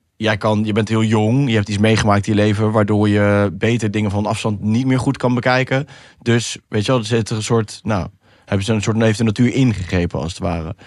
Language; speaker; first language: Dutch; early bilingual, other home language; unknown